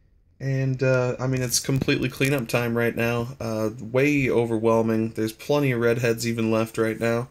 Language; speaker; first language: English; native; English